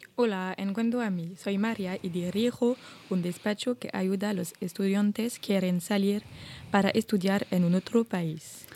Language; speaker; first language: Spanish; non-native, learner; French